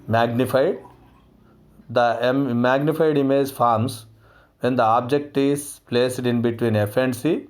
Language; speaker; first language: English; non-native, local second language; Telugu